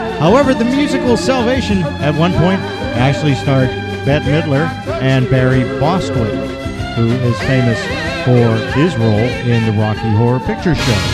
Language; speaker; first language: English; native; English